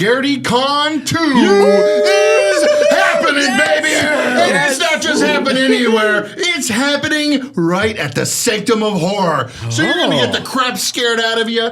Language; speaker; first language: English; native; English